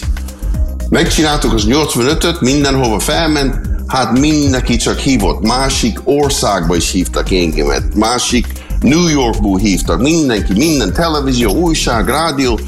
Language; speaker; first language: Hungarian; early bilingual, heritage; English